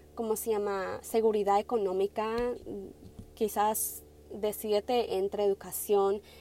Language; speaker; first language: Spanish; early bilingual, heritage; Spanish